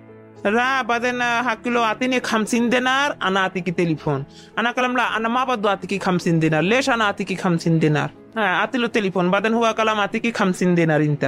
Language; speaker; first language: Arabic; non-native, learner; Bangla